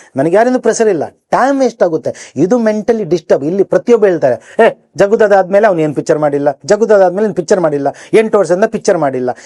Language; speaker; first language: Kannada; native; Kannada